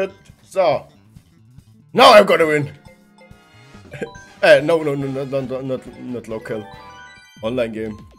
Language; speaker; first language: English; non-native, fluent; German